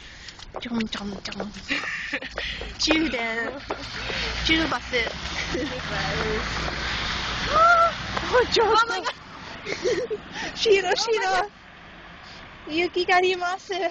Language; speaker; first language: Japanese; non-native, learner; English